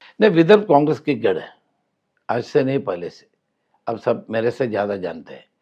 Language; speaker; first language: Hindi; non-native, local second language; Malayalam